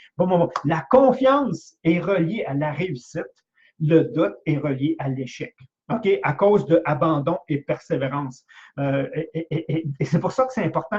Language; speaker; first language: French; native; French